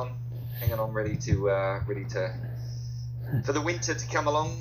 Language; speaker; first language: English; native; English